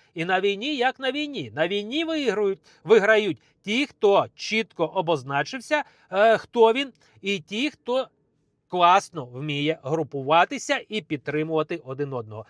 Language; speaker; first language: Ukrainian; native; Ukrainian